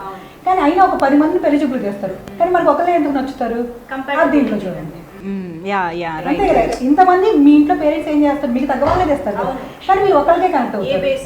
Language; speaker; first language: Telugu; native; Telugu